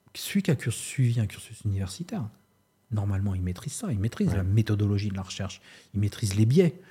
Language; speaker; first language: French; native; French